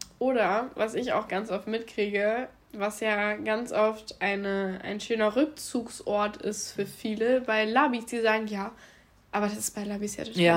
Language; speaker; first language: German; native; German